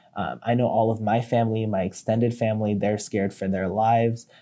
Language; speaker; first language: English; native; English